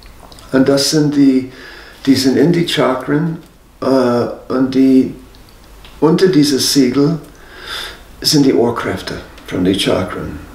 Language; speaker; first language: German; non-native, fluent; English